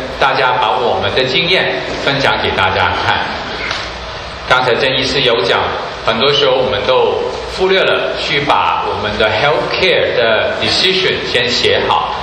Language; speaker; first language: Chinese; non-native, local second language; Cantonese